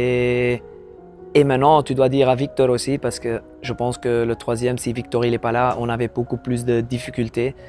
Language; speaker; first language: French; non-native, local second language; Dutch